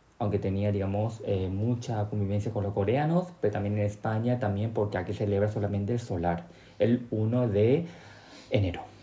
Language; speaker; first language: Spanish; non-native, local second language; Korean